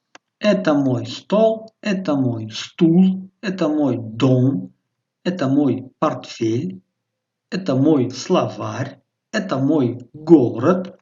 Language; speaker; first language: Russian; non-native, local second language; Tajik